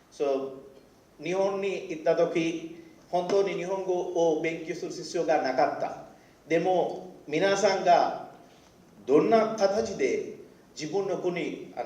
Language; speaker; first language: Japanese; non-native, fluent; Sinhala